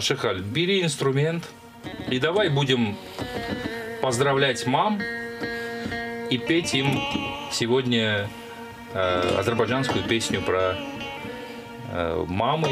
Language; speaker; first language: Russian; non-native, local second language; Azerbaijani